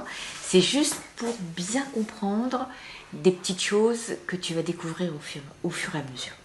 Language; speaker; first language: French; native; French